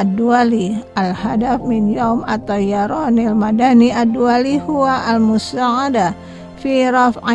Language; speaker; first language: Arabic; non-native, fluent; Indonesian